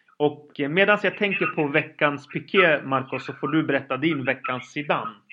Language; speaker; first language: Swedish; early bilingual, other home language; Kurdish